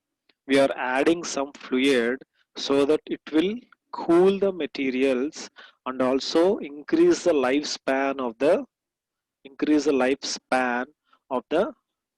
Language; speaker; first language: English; non-native, local second language; Telugu